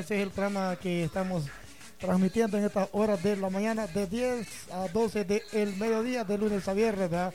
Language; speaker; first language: Spanish; native; Spanish